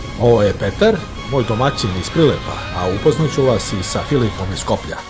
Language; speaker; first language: Croatian; native; Croatian